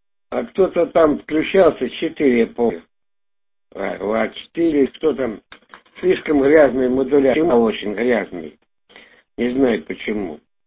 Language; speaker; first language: Russian; native; Russian